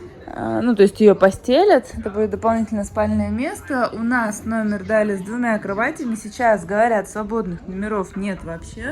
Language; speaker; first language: Russian; native; Russian